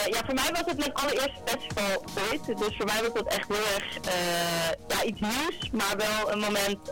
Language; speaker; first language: Dutch; native; Dutch